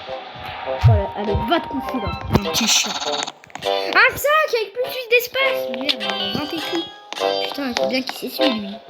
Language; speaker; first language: French; native; French